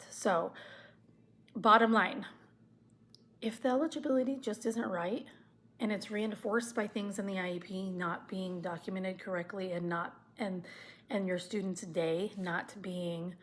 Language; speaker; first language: English; native; English